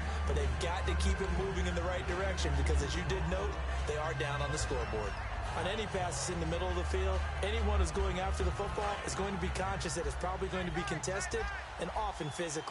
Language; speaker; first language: English; native; English